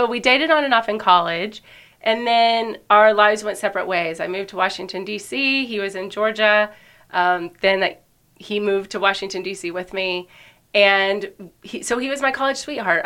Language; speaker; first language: English; native; English